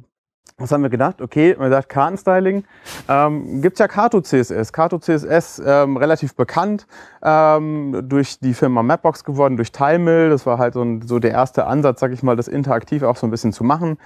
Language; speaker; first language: German; native; German